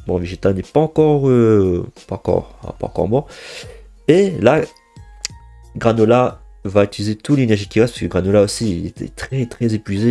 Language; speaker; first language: French; native; French